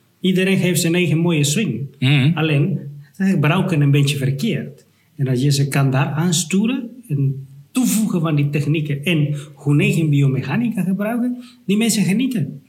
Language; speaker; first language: Dutch; non-native, fluent; Spanish